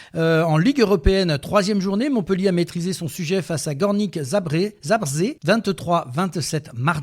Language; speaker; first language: French; native; French